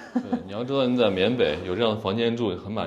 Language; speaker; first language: Chinese; native; Chinese